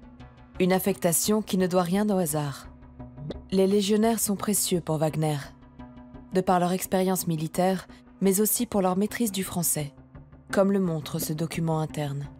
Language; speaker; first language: French; native; French